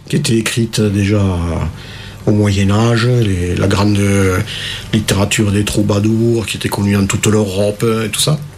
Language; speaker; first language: French; native; French